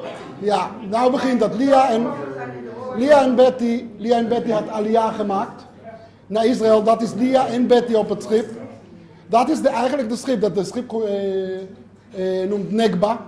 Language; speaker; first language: Dutch; non-native, learner; Hebrew